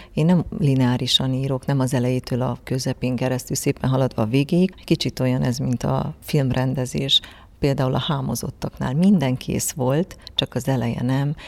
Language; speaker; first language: Hungarian; native; Hungarian